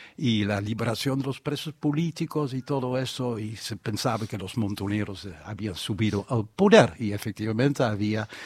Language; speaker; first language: Spanish; non-native, fluent; Dutch